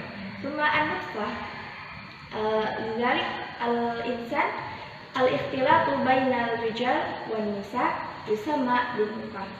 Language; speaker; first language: Arabic; non-native, learner; Indonesian